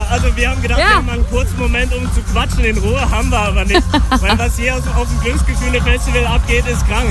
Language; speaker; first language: German; native; German